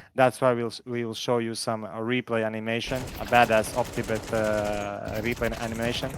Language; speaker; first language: English; non-native, fluent; Latvian